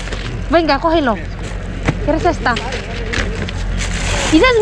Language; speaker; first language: Spanish; non-native, learner; Filipino